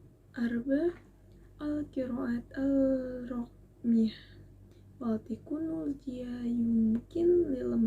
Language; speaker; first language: Arabic; non-native, learner; Indonesian